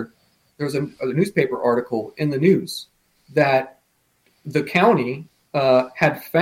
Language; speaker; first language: English; native; English